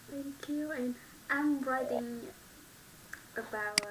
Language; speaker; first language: English; non-native, learner; Vietnamese